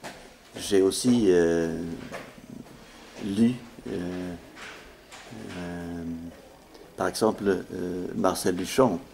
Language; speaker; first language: French; non-native, fluent; Swedish